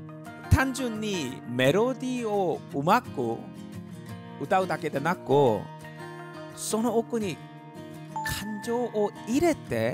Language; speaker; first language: Japanese; non-native, learner; Korean